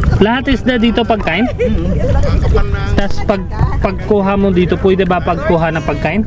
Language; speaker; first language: Filipino; non-native, learner; Hindi